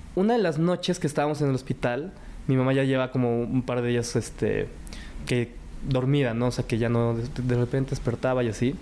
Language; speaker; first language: Spanish; early bilingual, other home language; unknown